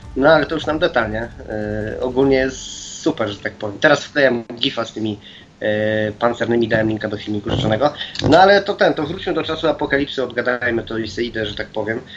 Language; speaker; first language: Polish; native; Polish